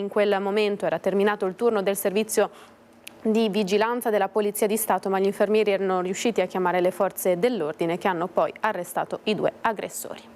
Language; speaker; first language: Italian; native; Italian